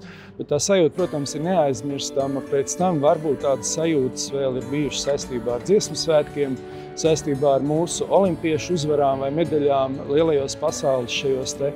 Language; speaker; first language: Latvian; native; Latvian